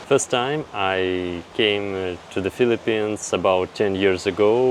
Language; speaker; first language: English; non-native, fluent; Russian